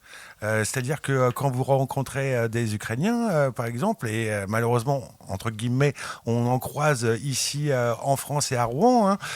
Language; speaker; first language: French; native; French